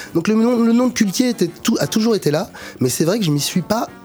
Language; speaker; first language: French; native; French